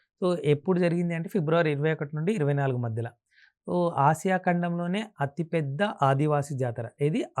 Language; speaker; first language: Telugu; native; Telugu